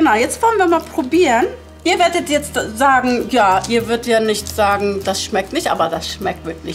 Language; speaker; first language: German; early bilingual, other home language; Turkish